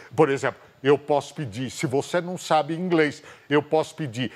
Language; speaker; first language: Portuguese; native; Portuguese